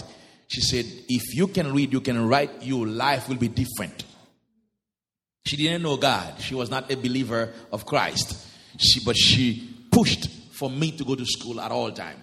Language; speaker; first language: English; non-native, fluent; Haitian Creole